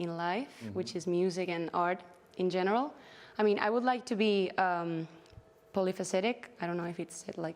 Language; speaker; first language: English; non-native, learner; Spanish